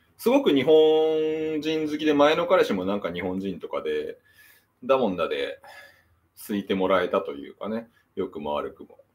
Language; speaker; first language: Japanese; native; Japanese